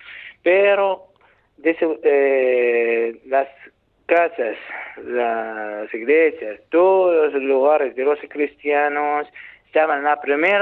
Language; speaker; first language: Spanish; non-native, learner; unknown